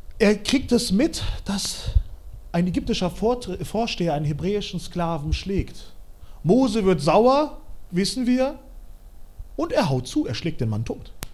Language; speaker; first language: German; early bilingual, other home language; Russian